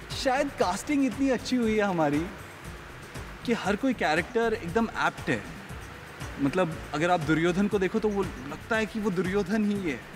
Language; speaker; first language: Hindi; non-native, local second language; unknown